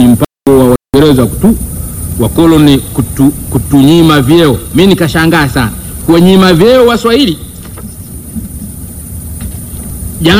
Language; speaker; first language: Swahili; non-native, local second language; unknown